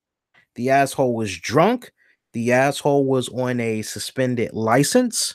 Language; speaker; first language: English; native; English